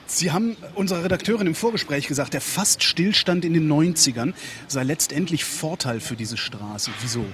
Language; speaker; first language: German; native; German